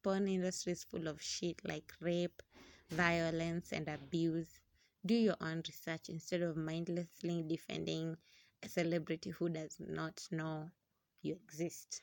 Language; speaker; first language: English; non-native, local second language; Swahili